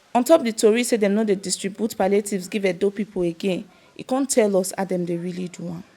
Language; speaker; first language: Nigerian Pidgin; native; Nigerian Pidgin